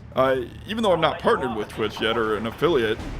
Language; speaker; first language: English; native; English